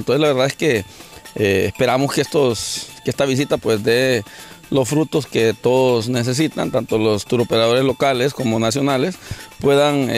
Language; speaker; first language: Spanish; native; Spanish